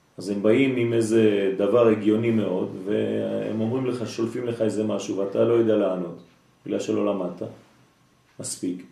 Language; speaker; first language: Hebrew; non-native, fluent; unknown